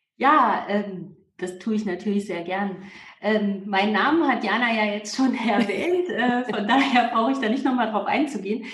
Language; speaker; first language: German; native; German